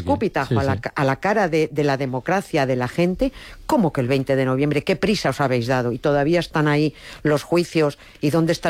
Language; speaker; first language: Spanish; native; Spanish